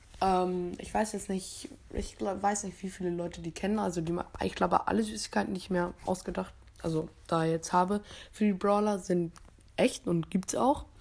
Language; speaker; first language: German; native; German